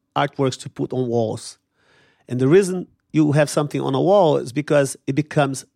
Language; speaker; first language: English; non-native, fluent; Portuguese